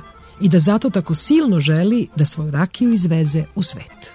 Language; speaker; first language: Serbian; native; Serbian